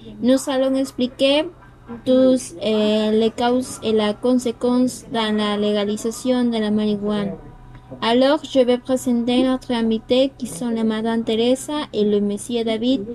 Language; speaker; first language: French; non-native, learner; Spanish